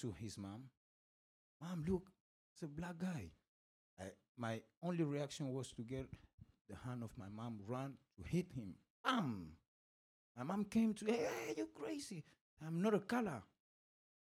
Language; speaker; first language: English; non-native, fluent; Spanish